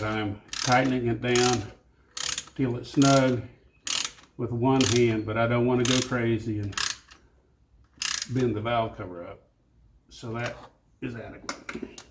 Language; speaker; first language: English; native; English